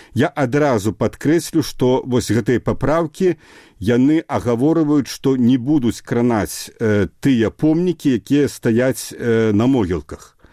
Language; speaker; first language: Belarusian; native; Belarusian